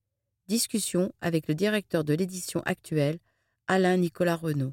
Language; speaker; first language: French; native; French